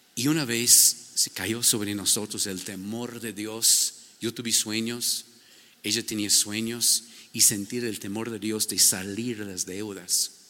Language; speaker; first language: Spanish; non-native, fluent; English